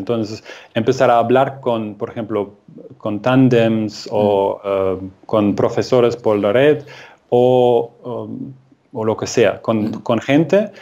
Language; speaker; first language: Spanish; non-native, fluent; Russian